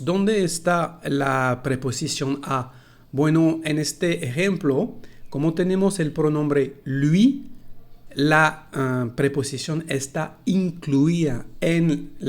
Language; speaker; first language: Spanish; non-native, fluent; French